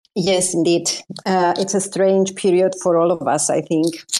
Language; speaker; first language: English; non-native, fluent; Greek